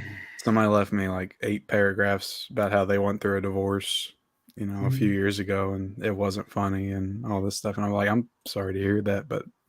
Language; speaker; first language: English; native; English